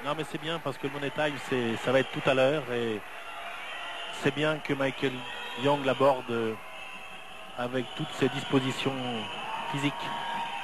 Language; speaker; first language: French; native; French